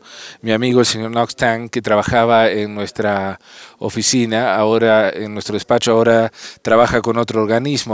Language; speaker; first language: Spanish; non-native, fluent; English